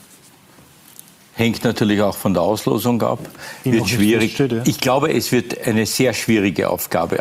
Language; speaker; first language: German; native; German